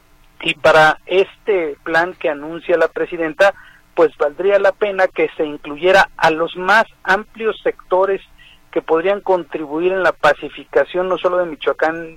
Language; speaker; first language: Spanish; native; Spanish